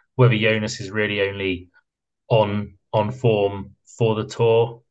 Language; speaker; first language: English; native; English